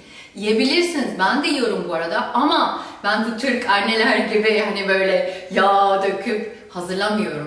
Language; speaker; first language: Turkish; non-native, fluent; German